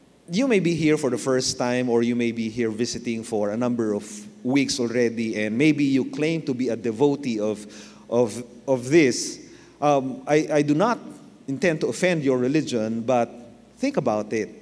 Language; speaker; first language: English; non-native, local second language; Filipino